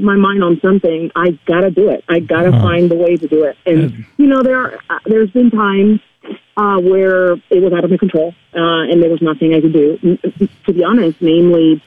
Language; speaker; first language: English; non-native, fluent; Spanish